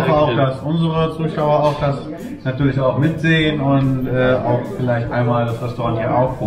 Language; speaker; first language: German; non-native, fluent; Arabic